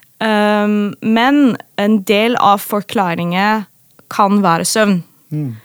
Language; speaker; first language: Norwegian; non-native, fluent; Dutch